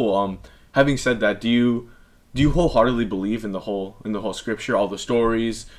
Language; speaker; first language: English; native; English